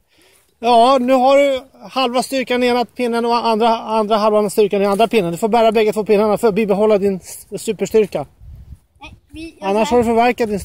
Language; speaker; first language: Swedish; native; Swedish